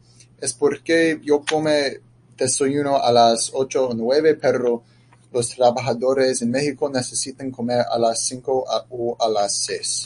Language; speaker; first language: Spanish; non-native, learner; English